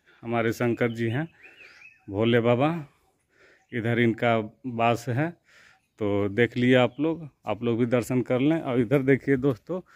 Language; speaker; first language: Hindi; native; Hindi